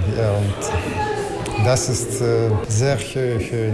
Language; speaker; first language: German; non-native, learner; Russian